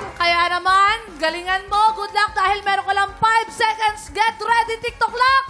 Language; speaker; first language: Filipino; native; Filipino